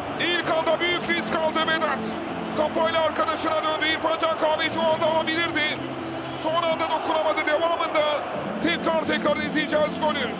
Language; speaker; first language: Turkish; native; Turkish